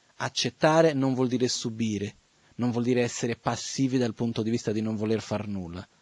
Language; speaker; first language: Italian; non-native, fluent; Portuguese